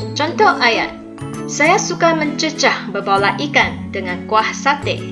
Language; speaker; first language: Malay; non-native, local second language; Chinese